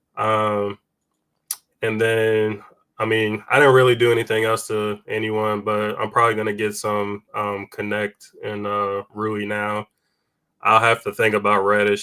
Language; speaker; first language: English; native; English